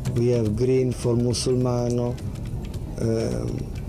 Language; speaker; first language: English; non-native, learner; Italian